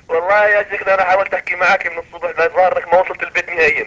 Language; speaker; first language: Arabic; native; Arabic